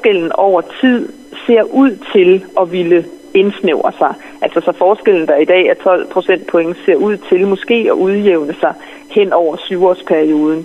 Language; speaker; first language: Danish; native; Danish